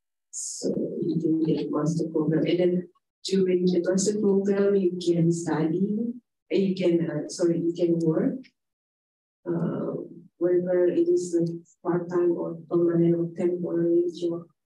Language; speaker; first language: English; non-native, fluent; Indonesian